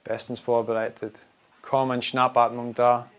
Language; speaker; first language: German; non-native, fluent; English